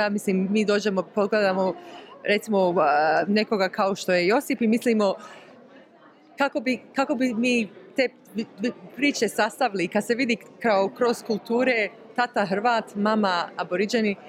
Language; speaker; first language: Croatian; early bilingual, heritage; Croatian